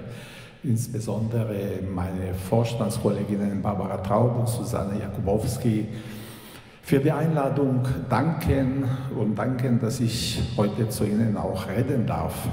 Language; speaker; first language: German; non-native, fluent; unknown